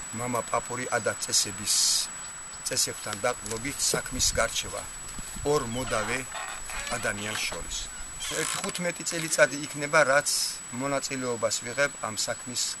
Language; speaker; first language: Georgian; non-native, local second language; Chechen